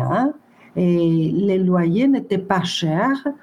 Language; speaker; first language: French; non-native, fluent; Greek